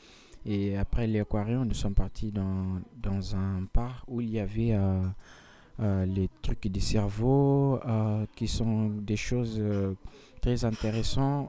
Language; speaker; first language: French; non-native, learner; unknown